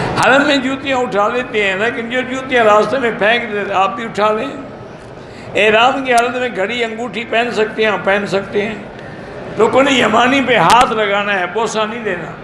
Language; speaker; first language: Urdu; early bilingual, heritage; Urdu